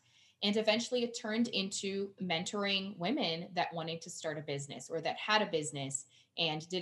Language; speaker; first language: English; non-native, fluent; Portuguese